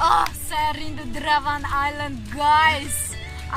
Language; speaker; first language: English; non-native, fluent; Tajik